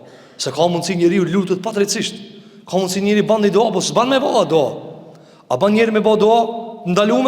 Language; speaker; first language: Albanian; native; Albanian